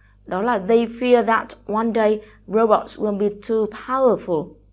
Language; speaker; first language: English; non-native, fluent; Vietnamese